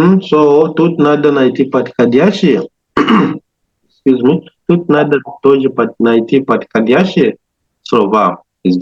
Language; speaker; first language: Russian; non-native, learner; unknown